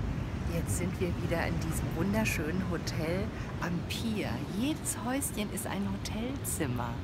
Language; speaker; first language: German; native; German